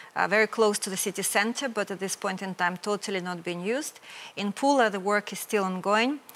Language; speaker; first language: English; non-native, fluent; Ukrainian